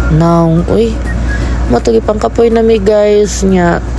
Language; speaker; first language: Filipino; non-native, local second language; Cebuano